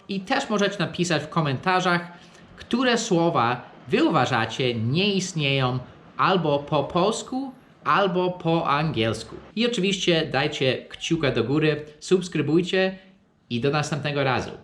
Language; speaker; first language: Polish; non-native, fluent; English